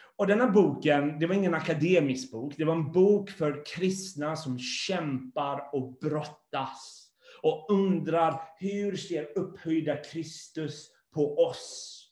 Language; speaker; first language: Swedish; non-native, fluent; English